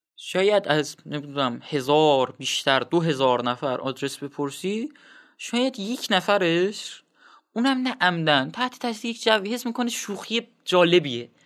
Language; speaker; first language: Persian; non-native, local second language; Azerbaijani